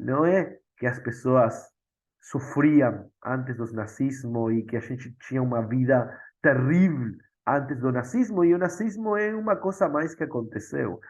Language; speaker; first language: Portuguese; non-native, fluent; Spanish